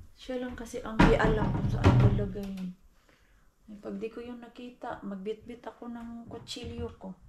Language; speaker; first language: Filipino; native; Filipino